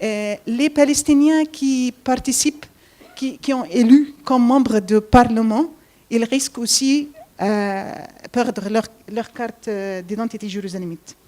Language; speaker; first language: French; non-native, fluent; Arabic